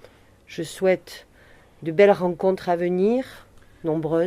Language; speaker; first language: French; native; French